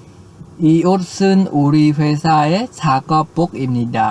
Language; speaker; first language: Korean; non-native, fluent; Khmer